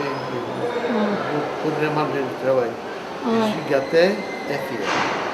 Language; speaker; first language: French; non-native, fluent; Czech